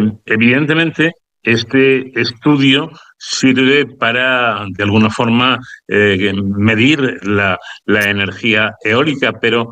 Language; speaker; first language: Spanish; native; Spanish